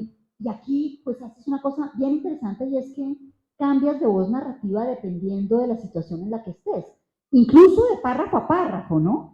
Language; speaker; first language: Spanish; native; Spanish